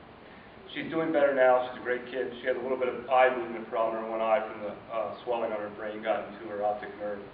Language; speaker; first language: English; native; English